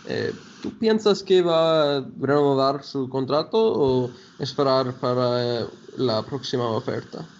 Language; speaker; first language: Spanish; non-native, fluent; English